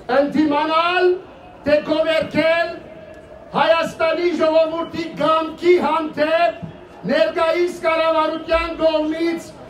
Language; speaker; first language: Armenian; early bilingual, heritage; Armenian